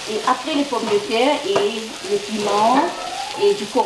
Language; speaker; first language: French; non-native, fluent; Nepali